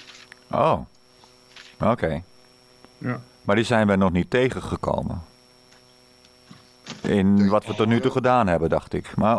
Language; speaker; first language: Dutch; native; Dutch